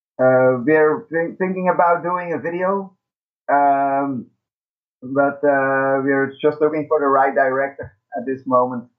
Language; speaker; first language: English; non-native, fluent; Dutch